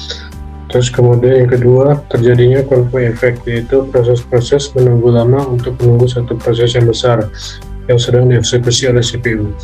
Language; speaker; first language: Indonesian; native; Indonesian